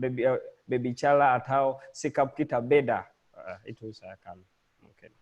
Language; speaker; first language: Indonesian; non-native, learner; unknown